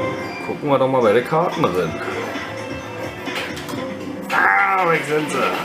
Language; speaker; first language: German; native; German